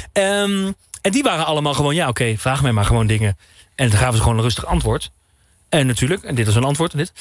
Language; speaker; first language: Dutch; native; Dutch